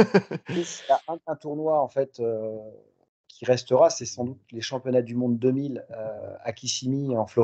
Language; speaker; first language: French; native; French